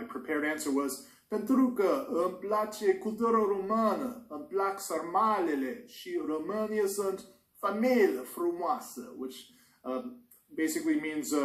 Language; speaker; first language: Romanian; non-native, learner; English